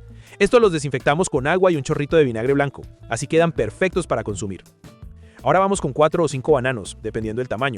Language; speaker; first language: Spanish; native; Spanish